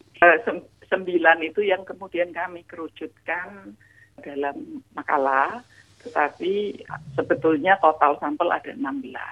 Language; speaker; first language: Indonesian; native; Indonesian